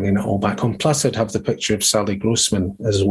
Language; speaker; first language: English; native; English